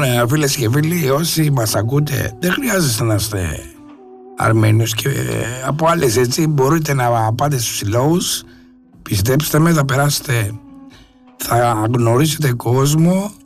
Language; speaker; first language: Greek; native; Greek